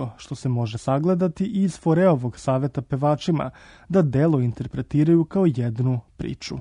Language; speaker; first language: Croatian; native; Croatian